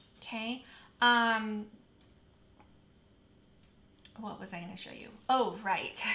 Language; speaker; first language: English; native; English